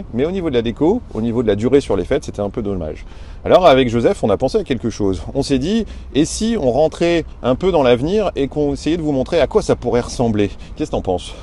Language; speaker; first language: French; native; French